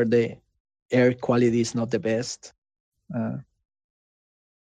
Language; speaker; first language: English; non-native, fluent; Spanish